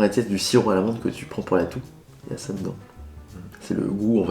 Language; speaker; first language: French; native; French